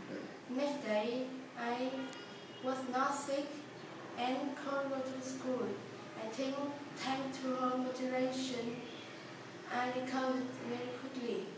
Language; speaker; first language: English; non-native, learner; Vietnamese